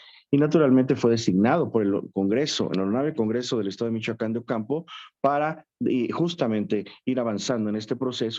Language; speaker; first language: Spanish; native; Spanish